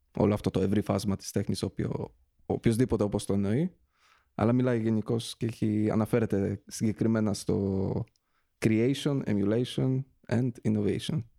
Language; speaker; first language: Greek; early bilingual, other home language; Polish